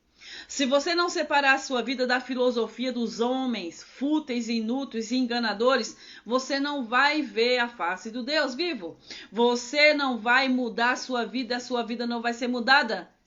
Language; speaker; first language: Portuguese; native; Portuguese